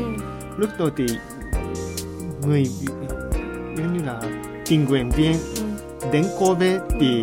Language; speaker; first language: Vietnamese; non-native, learner; Japanese